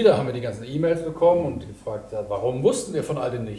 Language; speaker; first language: German; native; German